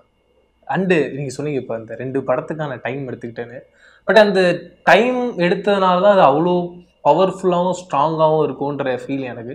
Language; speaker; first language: Tamil; native; Tamil